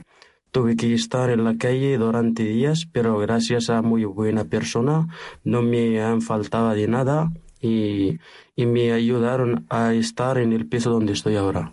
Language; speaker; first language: Spanish; non-native, learner; Arabic